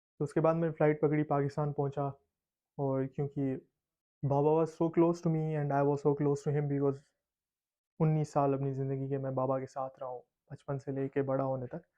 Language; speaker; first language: Urdu; native; Urdu